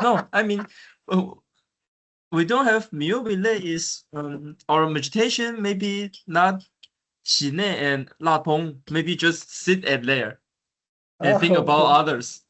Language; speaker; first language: English; non-native, learner; Chinese